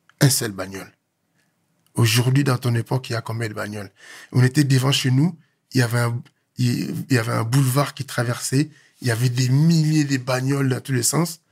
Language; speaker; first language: French; non-native, local second language; Lingala